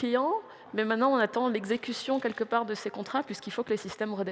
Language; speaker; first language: French; native; French